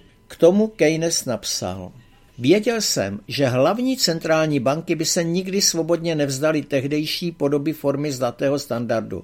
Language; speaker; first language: Czech; native; Czech